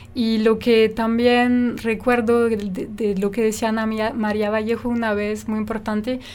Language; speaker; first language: Spanish; non-native, fluent; French